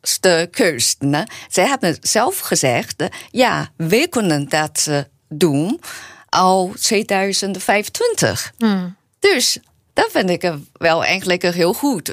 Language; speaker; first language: Dutch; non-native, learner; Chinese